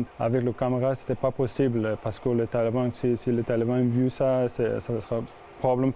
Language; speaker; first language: French; non-native, learner; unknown